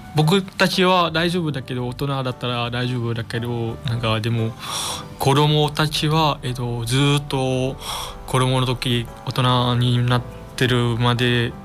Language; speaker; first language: Japanese; non-native, fluent; Vietnamese